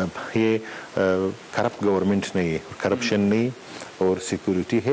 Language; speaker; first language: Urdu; non-native, learner; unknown